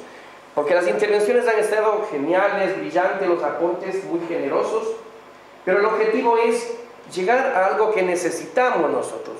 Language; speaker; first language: Spanish; native; Spanish